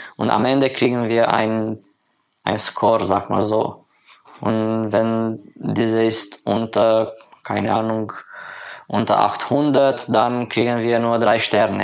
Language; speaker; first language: German; non-native, learner; Romanian